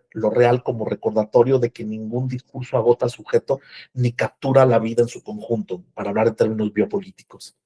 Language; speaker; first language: Spanish; native; Spanish